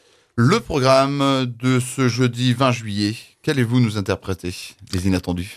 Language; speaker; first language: French; native; French